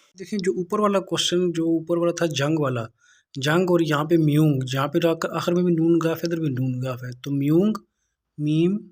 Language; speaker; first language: Urdu; non-native, local second language; Punjabi